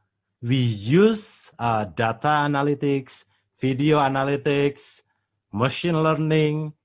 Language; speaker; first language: English; non-native, fluent; Indonesian